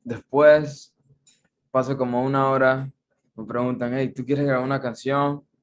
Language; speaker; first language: Spanish; native; Spanish